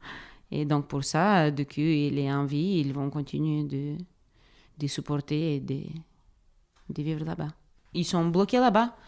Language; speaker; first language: French; non-native, fluent; Russian